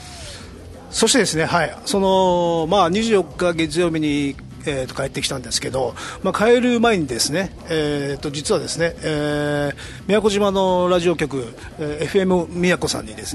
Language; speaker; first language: Japanese; native; Japanese